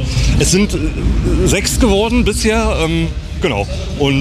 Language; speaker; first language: German; native; German